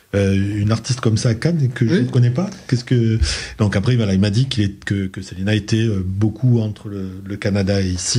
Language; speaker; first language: French; native; French